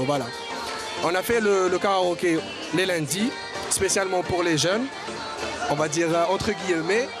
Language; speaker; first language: French; native; French